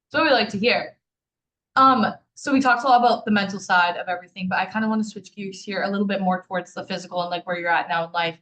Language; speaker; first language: English; native; English